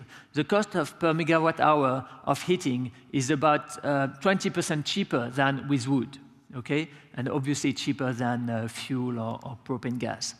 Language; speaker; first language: English; non-native, fluent; French